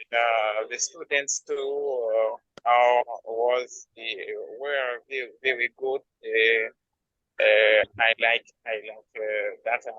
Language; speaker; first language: English; non-native, learner; Haitian Creole